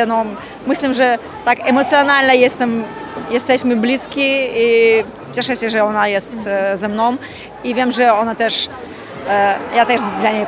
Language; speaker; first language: Polish; non-native, learner; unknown